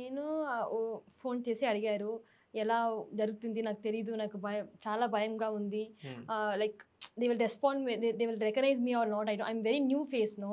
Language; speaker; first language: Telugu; non-native, learner; Tamil